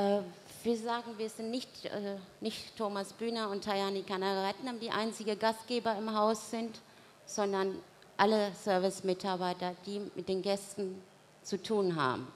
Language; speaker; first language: German; non-native, fluent; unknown